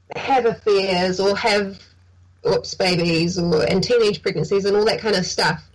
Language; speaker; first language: English; native; English